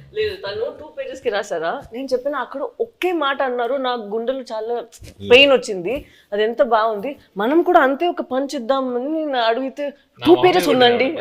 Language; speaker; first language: Telugu; non-native, local second language; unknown